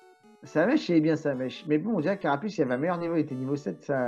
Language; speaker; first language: French; native; French